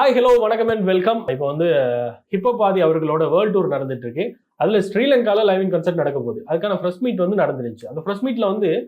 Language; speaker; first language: Tamil; native; Tamil